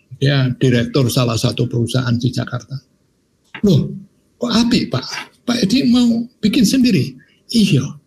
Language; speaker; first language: Indonesian; non-native, local second language; Javanese